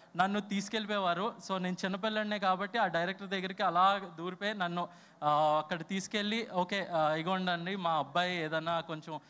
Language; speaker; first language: Telugu; native; Telugu